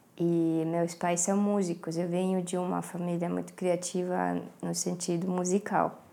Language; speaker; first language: Portuguese; non-native, fluent; Estonian